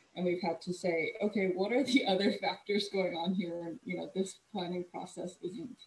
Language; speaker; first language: English; native; English